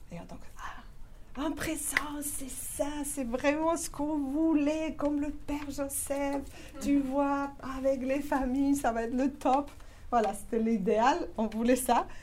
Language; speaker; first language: French; non-native, fluent; Spanish